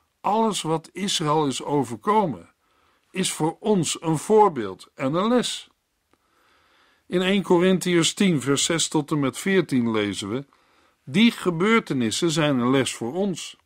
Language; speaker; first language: Dutch; native; Dutch